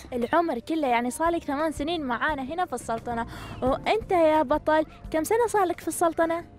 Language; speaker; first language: Arabic; native; Arabic